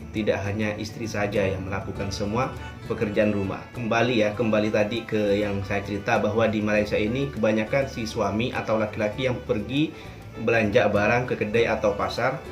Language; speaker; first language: Indonesian; native; Indonesian